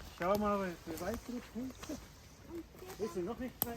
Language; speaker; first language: German; native; German